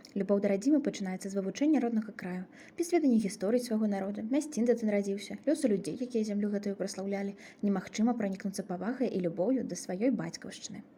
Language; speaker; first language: Belarusian; native; Belarusian